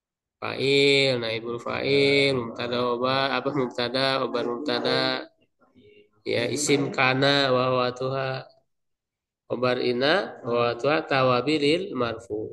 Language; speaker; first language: Arabic; non-native, fluent; Indonesian